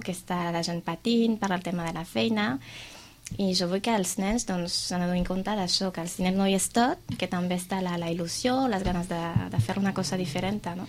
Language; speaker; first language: Catalan; non-native, fluent; French